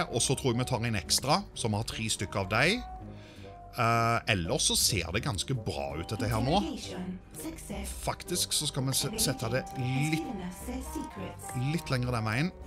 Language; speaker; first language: Norwegian; native; Norwegian